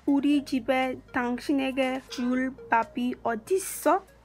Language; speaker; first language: Korean; non-native, learner; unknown